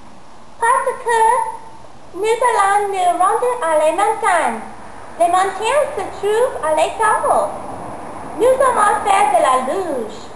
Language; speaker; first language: French; non-native, learner; English